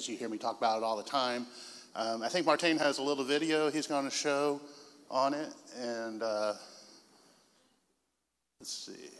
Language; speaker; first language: English; native; English